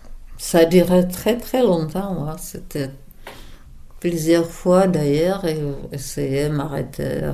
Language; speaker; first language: French; non-native, fluent; Czech